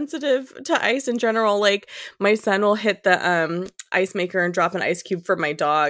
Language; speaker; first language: English; native; English